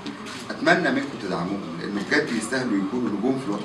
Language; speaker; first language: Arabic; native; Arabic